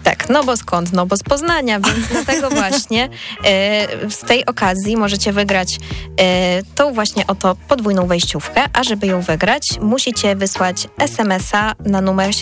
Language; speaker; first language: Polish; native; Polish